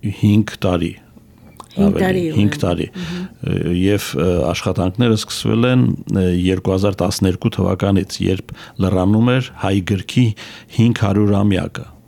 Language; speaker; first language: Armenian; native; Armenian